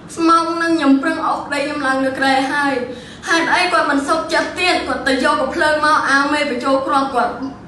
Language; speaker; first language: Khmer; non-native, local second language; Eastern Cham